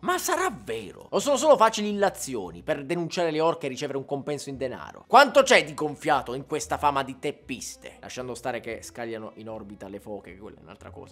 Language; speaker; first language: Italian; native; Italian